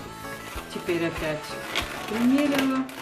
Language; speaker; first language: Russian; native; Russian